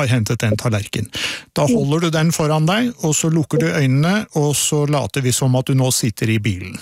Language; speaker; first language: Norwegian; native; Norwegian